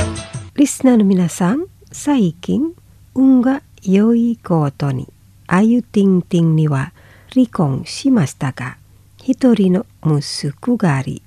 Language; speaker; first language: Japanese; non-native, fluent; Indonesian